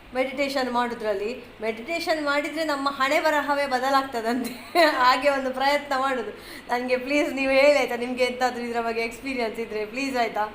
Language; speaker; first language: Kannada; non-native, local second language; Tulu